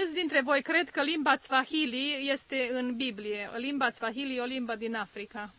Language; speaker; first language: Romanian; native; Romanian